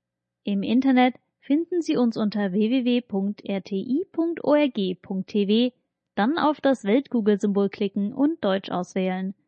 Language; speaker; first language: German; native; German